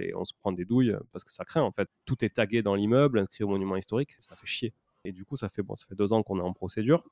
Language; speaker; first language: French; native; French